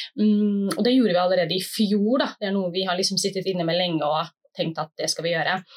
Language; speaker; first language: Norwegian; early bilingual, other home language; Somali